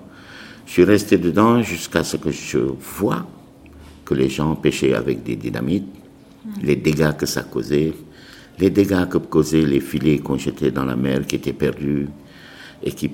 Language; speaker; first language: French; non-native, local second language; Arabic